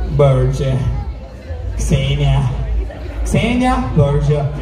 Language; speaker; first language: Russian; non-native, learner; Turkish